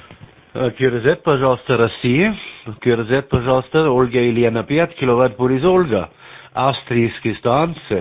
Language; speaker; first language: Russian; non-native, learner; German